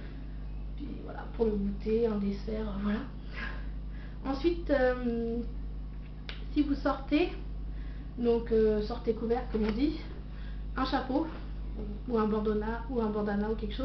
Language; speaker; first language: French; native; French